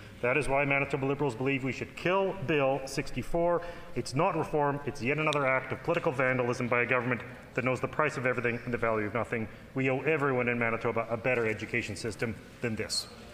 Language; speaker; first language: English; native; English